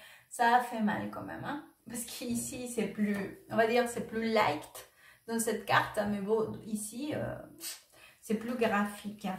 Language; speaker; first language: French; non-native, fluent; Spanish